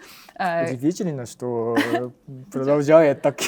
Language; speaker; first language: Russian; non-native, learner; Japanese